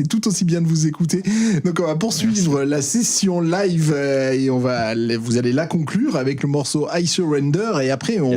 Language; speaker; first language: French; native; French